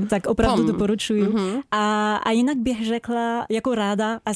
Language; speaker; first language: Czech; non-native, fluent; French